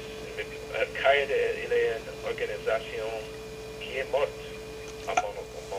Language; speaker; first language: French; non-native, fluent; English